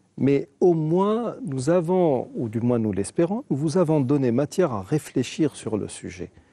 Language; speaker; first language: French; non-native, local second language; Arabic